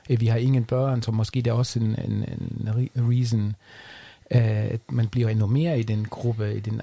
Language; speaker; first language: Danish; non-native, fluent; German